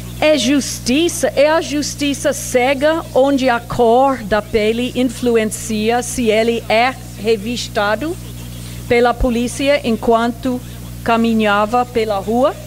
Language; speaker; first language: Portuguese; non-native, fluent; English